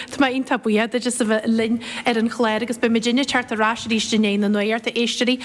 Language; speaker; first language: Irish; native; Irish